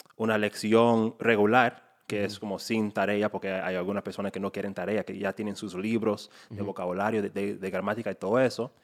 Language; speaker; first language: Spanish; non-native, fluent; English